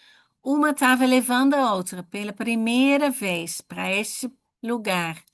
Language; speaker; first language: Portuguese; non-native, fluent; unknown